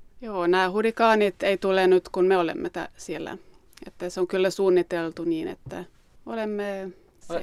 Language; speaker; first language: Finnish; non-native, local second language; Swedish